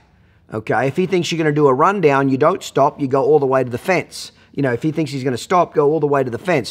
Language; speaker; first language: English; native; English